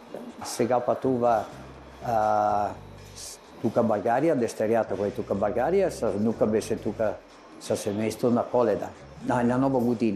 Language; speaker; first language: Bulgarian; non-native, learner; Italian